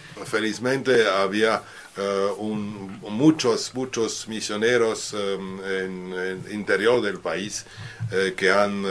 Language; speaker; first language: Spanish; non-native, learner; French